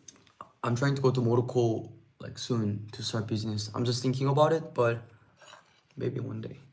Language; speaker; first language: English; non-native, fluent; Korean